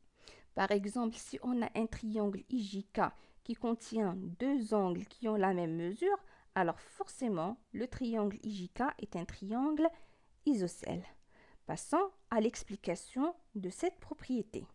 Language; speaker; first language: French; non-native, local second language; Arabic